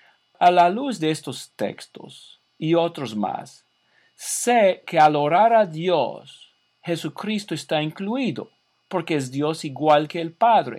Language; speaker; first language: Spanish; non-native, fluent; English